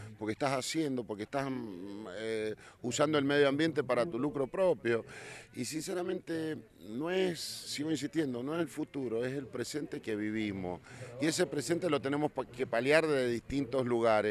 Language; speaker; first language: Spanish; native; Spanish